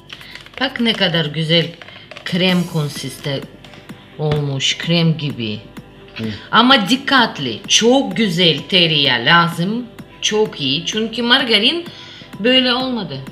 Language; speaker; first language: Turkish; non-native, learner; Russian